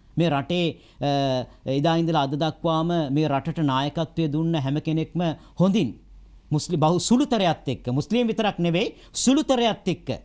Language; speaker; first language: Sinhala; non-native, local second language; Tamil